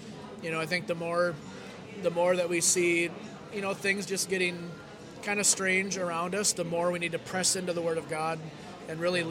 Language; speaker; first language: English; native; English